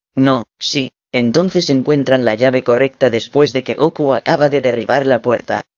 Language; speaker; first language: Spanish; non-native, fluent; English